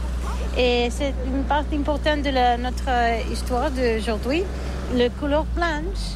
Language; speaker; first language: French; non-native, learner; Catalan